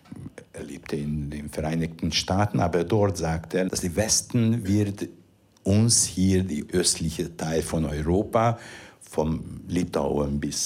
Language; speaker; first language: German; non-native, fluent; Hungarian